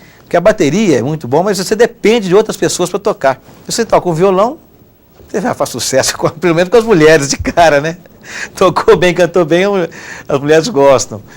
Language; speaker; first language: Portuguese; native; Portuguese